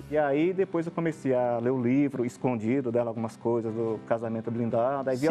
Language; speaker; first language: Portuguese; native; Portuguese